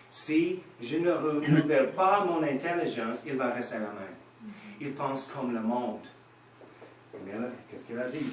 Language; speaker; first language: French; non-native, fluent; English